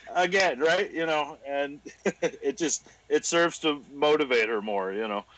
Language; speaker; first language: English; native; English